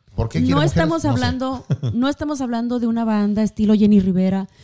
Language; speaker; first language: Spanish; native; Spanish